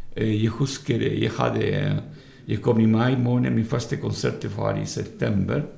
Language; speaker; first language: Norwegian; non-native, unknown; Spanish